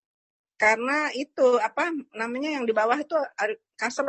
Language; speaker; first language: Indonesian; native; Indonesian